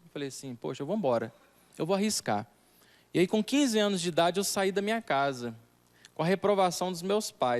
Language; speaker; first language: Portuguese; native; Portuguese